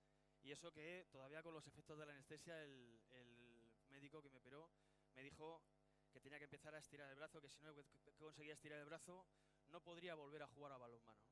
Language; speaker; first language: Spanish; native; Spanish